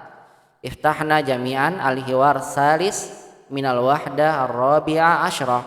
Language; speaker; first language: Arabic; non-native, fluent; Indonesian